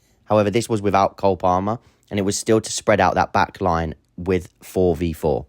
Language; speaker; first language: English; native; English